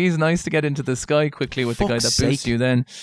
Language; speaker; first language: English; native; English